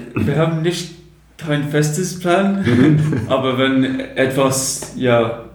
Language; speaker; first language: German; non-native, fluent; English